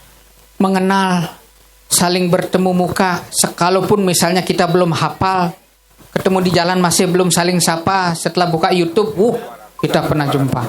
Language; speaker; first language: Indonesian; non-native, local second language; Balinese